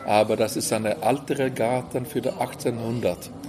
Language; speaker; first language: German; non-native, learner; Swedish